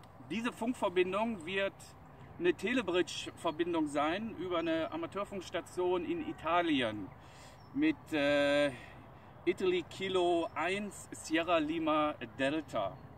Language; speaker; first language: German; native; German